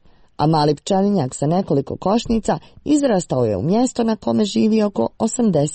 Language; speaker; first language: Croatian; native; Croatian